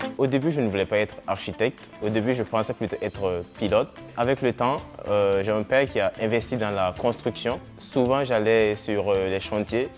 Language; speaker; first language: French; non-native, local second language; Mossi